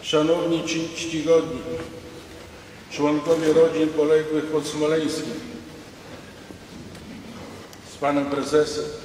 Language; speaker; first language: Polish; native; Polish